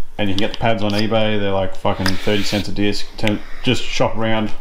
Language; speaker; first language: English; native; English